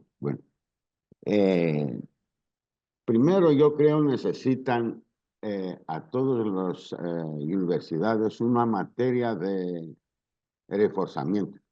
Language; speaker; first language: Spanish; non-native, learner; Greek